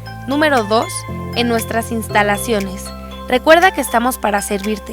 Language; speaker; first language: Spanish; native; Spanish